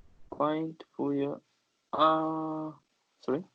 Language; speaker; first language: English; non-native, learner; Japanese